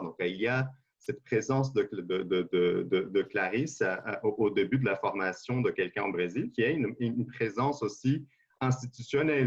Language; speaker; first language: French; non-native, fluent; Portuguese